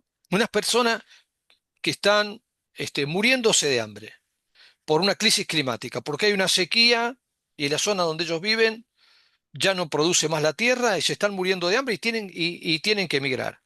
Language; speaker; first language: Spanish; native; Spanish